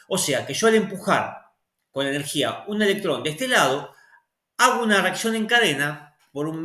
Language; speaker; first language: Spanish; native; Spanish